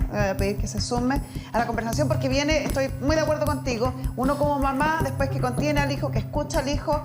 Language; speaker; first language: Spanish; native; Spanish